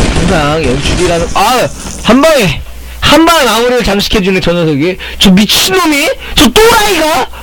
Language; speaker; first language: Korean; native; Korean